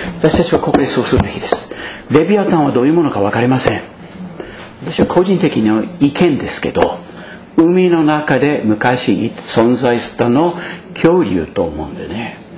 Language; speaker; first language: Japanese; non-native, fluent; English